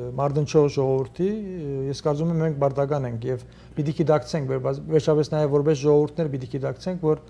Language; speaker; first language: Armenian; early bilingual, heritage; Armenian